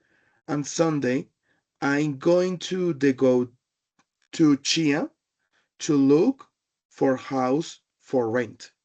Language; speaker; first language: English; non-native, learner; Spanish